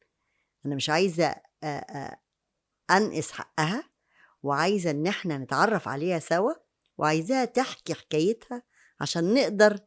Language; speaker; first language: Arabic; native; Arabic